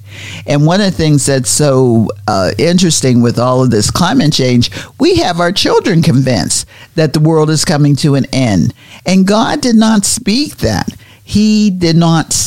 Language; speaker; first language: English; native; English